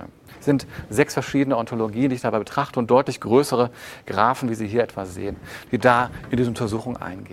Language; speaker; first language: German; native; German